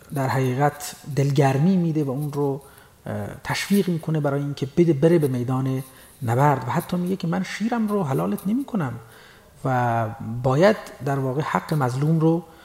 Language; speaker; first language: Persian; non-native, local second language; Baluchi